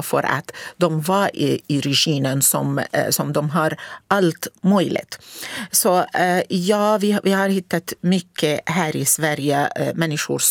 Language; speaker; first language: Swedish; non-native, fluent; Arabic